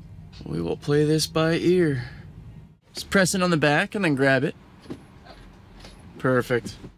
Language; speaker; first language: English; native; English